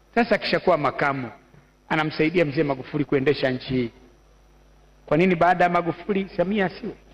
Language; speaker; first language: Swahili; native; Swahili